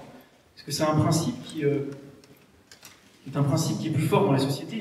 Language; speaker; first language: French; native; French